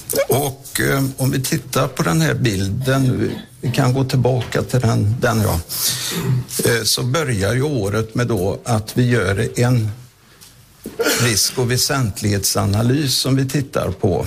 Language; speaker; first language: Swedish; native; Swedish